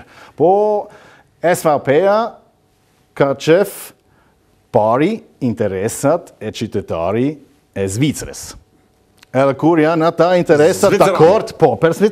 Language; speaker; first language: Albanian; non-native, learner; German